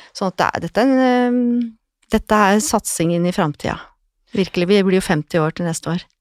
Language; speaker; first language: Norwegian; native; Norwegian